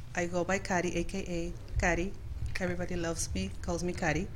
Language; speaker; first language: English; non-native, fluent; Spanish